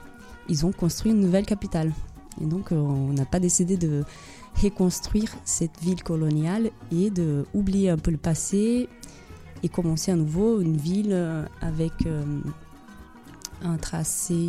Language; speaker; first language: French; non-native, fluent; Portuguese